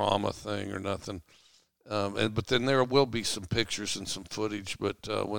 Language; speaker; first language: English; native; English